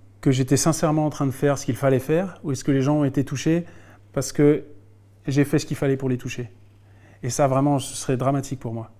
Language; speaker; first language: French; native; French